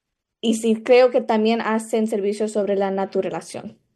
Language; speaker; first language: Spanish; early bilingual, other home language; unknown